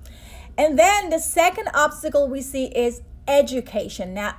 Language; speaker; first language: English; native; English